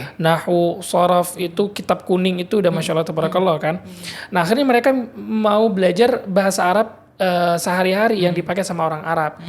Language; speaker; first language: Indonesian; early bilingual, heritage; Madurese